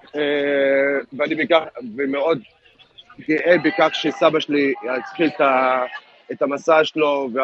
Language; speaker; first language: Hebrew; non-native, local second language; Arabic